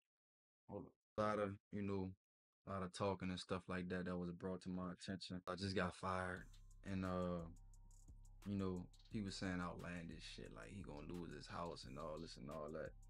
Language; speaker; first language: English; native; English